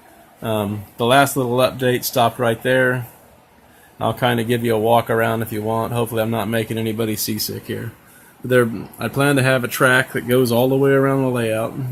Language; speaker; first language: English; native; English